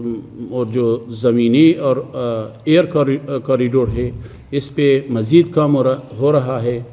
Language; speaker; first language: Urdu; non-native, fluent; Persian